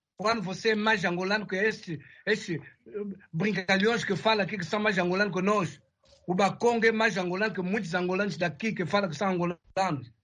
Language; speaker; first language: Portuguese; non-native, fluent; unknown